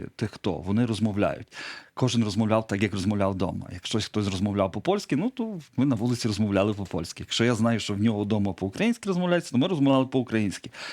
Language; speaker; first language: Ukrainian; non-native, local second language; Polish